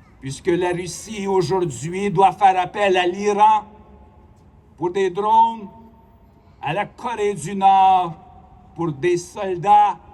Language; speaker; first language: French; non-native, local second language; Ukrainian